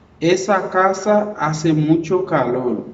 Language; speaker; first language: Spanish; non-native, fluent; Haitian Creole